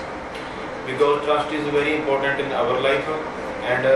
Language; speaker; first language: English; non-native, learner; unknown